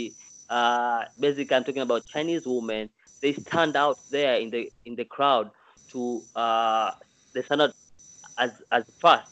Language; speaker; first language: English; non-native, local second language; Swahili